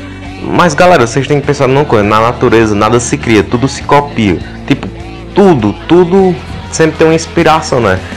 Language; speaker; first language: Portuguese; native; Portuguese